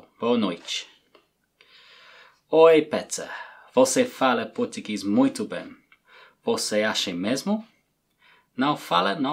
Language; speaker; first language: Portuguese; non-native, learner; English